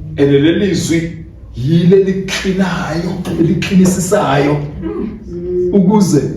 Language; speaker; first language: Zulu; native; Zulu